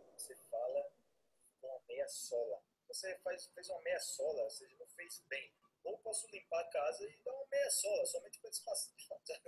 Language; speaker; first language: Portuguese; native; Portuguese